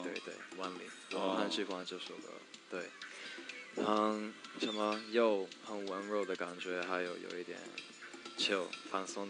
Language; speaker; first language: Chinese; non-native, learner; English